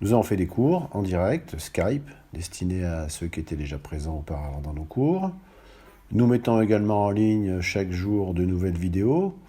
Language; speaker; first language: French; native; French